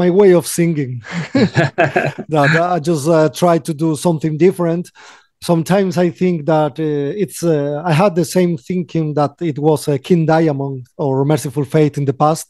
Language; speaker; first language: English; non-native, fluent; Spanish